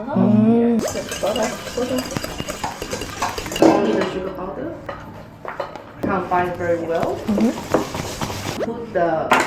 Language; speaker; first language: English; non-native, fluent; Chinese